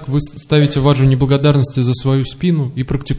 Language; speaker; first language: Russian; native; Russian